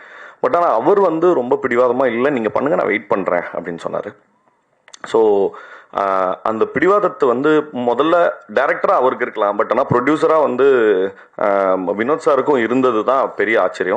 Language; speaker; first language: Tamil; native; Tamil